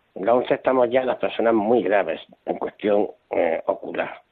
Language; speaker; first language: Spanish; native; Spanish